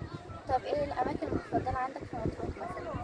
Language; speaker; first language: Arabic; native; Arabic